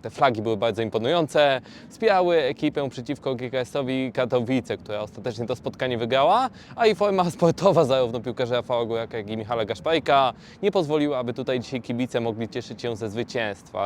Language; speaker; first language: Polish; native; Polish